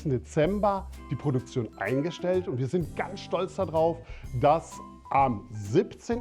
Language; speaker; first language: German; native; German